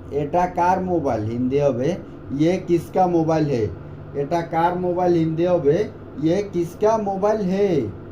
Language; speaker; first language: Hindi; non-native, learner; Bangla